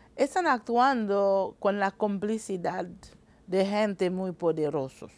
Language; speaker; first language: Spanish; non-native, fluent; Haitian Creole